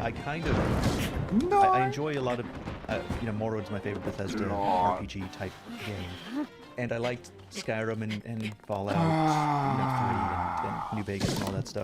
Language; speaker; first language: English; native; English